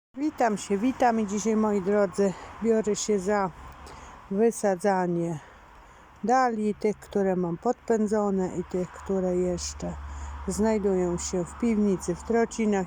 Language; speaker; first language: Polish; native; Polish